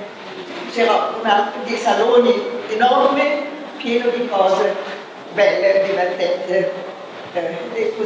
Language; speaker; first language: Italian; non-native, fluent; German